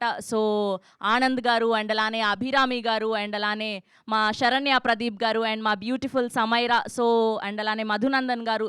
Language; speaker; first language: Telugu; native; Telugu